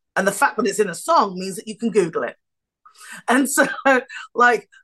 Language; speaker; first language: English; native; English